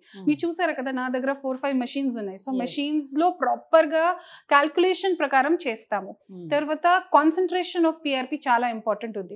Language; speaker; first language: Telugu; non-native, fluent; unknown